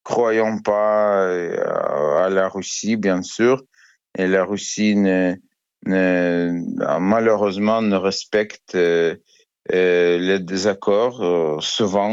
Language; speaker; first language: French; non-native, fluent; Ukrainian